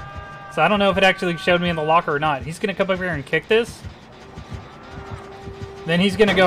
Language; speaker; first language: English; native; English